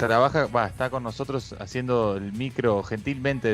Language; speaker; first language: Spanish; native; Spanish